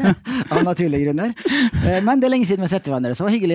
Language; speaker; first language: Norwegian; native; Norwegian